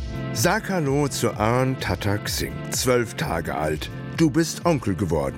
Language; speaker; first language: German; native; German